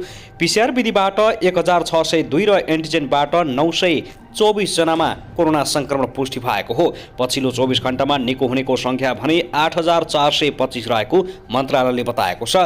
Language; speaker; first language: Nepali; native; Nepali